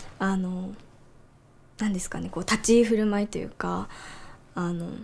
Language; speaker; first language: Japanese; native; Japanese